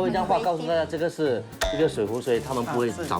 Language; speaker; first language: Chinese; native; Chinese